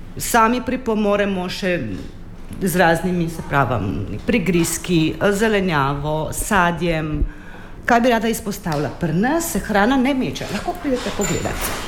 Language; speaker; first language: Slovenian; native; Slovenian